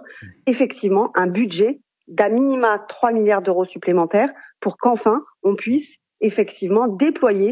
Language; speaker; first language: French; native; French